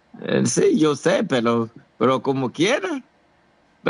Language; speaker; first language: Spanish; non-native, fluent; Haitian Creole